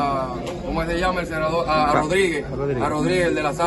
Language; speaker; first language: Spanish; native; Spanish